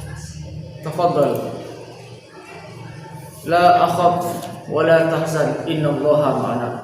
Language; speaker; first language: Arabic; non-native, fluent; Indonesian